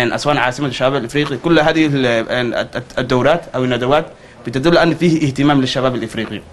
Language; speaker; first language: Arabic; non-native, fluent; Somali